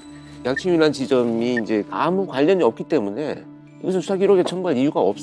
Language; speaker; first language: Korean; native; Korean